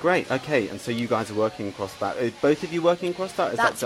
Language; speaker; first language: English; native; English